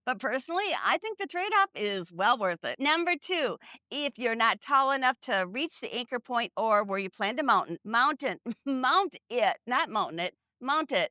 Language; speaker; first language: English; native; English